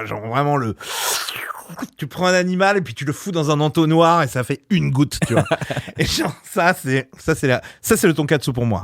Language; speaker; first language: French; native; French